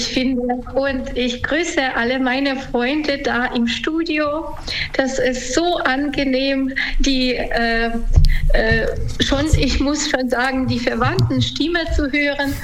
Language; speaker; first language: German; non-native, fluent; Ukrainian